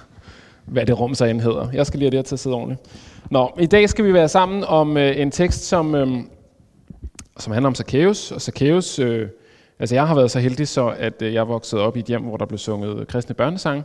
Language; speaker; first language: Danish; native; Danish